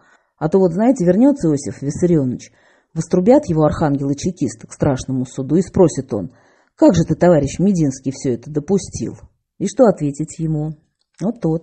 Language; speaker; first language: Russian; native; Russian